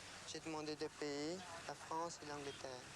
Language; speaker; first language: French; non-native, local second language; Khmer